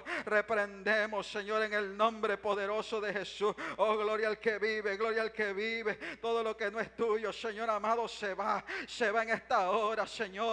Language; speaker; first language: Spanish; native; Spanish